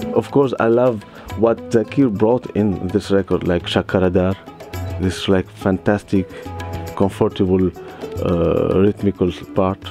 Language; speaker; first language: English; non-native, learner; Arabic